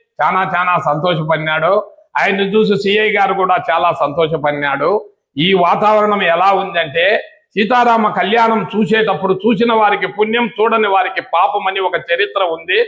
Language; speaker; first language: Telugu; native; Telugu